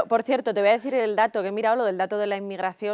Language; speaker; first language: Spanish; native; Spanish